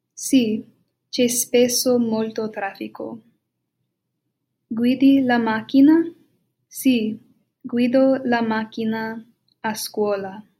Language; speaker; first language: Italian; non-native, learner; English